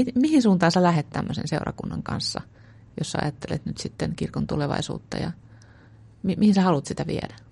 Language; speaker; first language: Finnish; native; Finnish